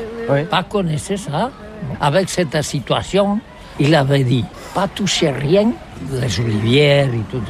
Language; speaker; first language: French; non-native, learner; Catalan